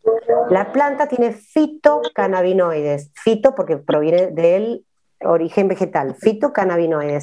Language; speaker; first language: Spanish; native; Spanish